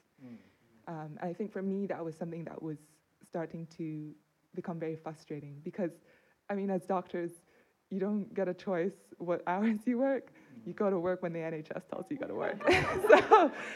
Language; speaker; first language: English; non-native, local second language; Cantonese